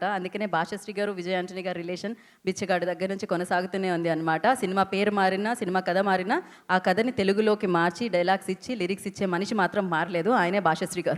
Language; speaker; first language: Telugu; native; Telugu